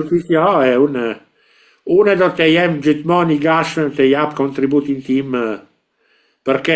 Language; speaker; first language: Albanian; non-native, learner; Italian